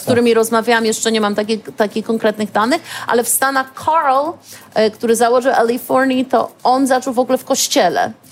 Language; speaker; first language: Polish; early bilingual, heritage; Polish